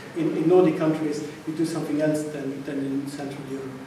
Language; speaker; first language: English; non-native, fluent; Luxembourgish